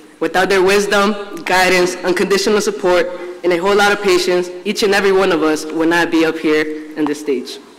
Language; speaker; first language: English; early bilingual, other home language; Spanish